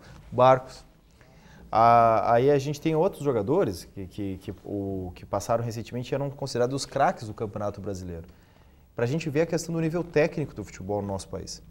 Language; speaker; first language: Portuguese; native; Portuguese